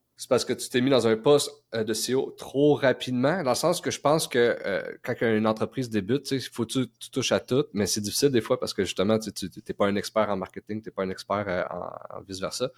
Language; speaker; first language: French; native; French